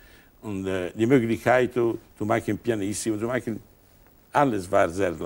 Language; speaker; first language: German; non-native, learner; Italian